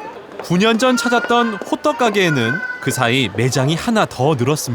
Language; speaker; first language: Korean; native; Korean